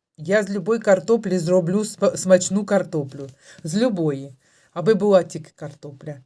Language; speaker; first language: Ukrainian; native; Ukrainian